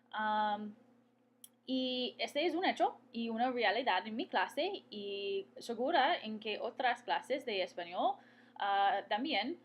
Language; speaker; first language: Spanish; non-native, fluent; English